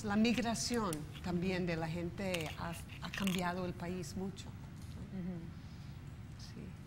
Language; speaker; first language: Spanish; non-native, fluent; English